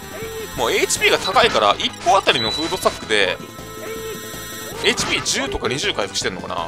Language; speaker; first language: Japanese; native; Japanese